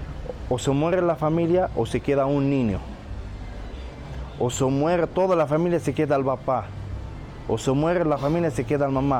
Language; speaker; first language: Spanish; non-native, fluent; Arabic